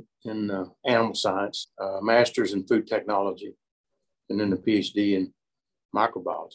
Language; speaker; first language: English; native; English